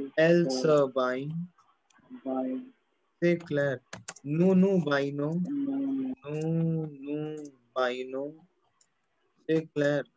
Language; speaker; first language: French; non-native, fluent; Hindi